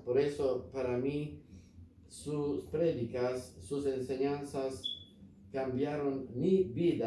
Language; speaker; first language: Spanish; non-native, fluent; Slovak